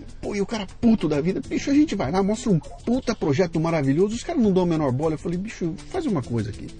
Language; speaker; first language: Portuguese; native; Portuguese